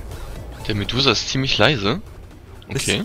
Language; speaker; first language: German; native; German